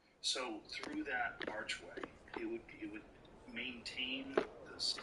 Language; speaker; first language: English; native; English